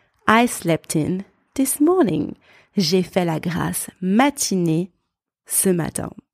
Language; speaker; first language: French; native; French